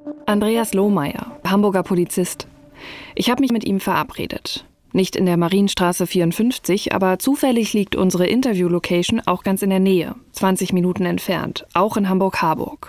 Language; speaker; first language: German; native; German